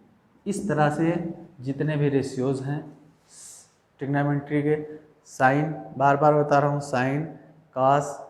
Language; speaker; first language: Hindi; native; Hindi